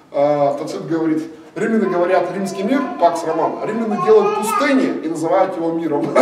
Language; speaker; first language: Russian; non-native, fluent; English